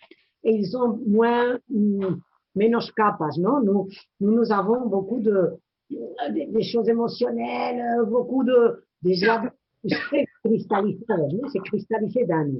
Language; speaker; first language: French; non-native, learner; Spanish